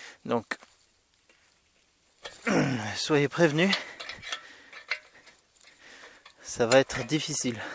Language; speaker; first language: French; native; French